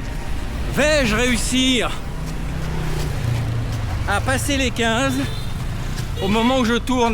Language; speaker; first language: French; native; French